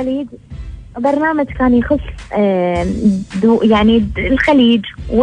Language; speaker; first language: Arabic; native; Arabic